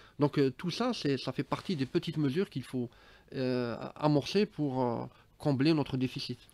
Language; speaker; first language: French; non-native, local second language; Arabic